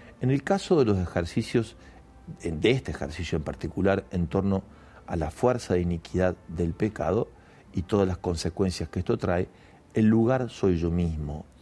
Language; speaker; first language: Spanish; native; Spanish